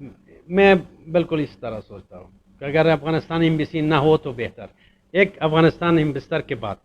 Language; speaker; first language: Hindi; non-native, fluent; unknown